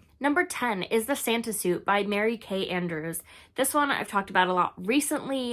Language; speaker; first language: English; native; English